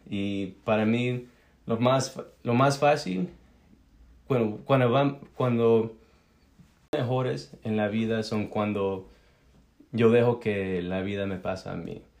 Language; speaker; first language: Spanish; early bilingual, heritage; Spanish